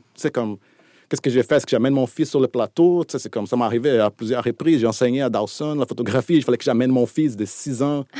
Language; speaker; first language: French; non-native, fluent; Portuguese